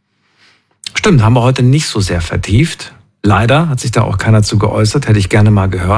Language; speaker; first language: German; native; German